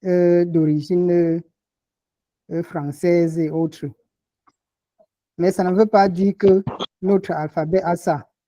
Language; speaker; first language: French; non-native, local second language; Ghomala